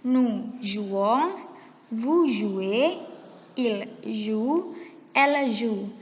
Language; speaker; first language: French; non-native, learner; Indonesian